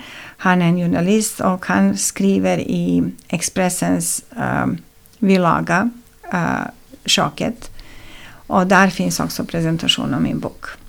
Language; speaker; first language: Swedish; non-native, fluent; Serbian